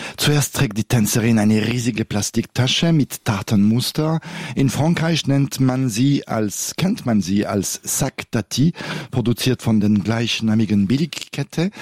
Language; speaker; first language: German; non-native, local second language; French